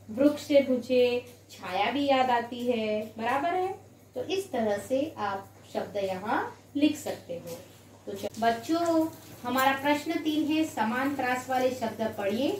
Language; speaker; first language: Hindi; non-native, local second language; Gujarati